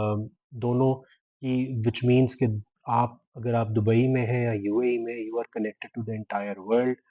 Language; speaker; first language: Hindi; non-native, local second language; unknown